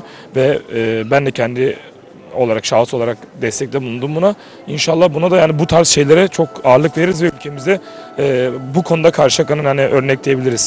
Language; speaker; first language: Turkish; native; Turkish